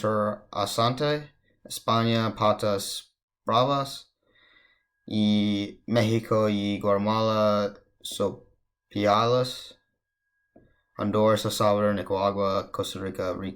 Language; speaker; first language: Spanish; non-native, learner; English